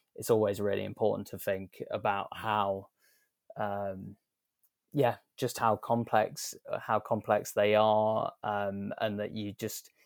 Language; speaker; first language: English; native; English